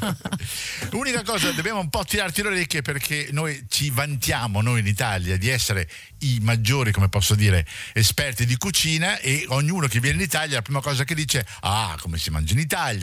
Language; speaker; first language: Italian; native; Italian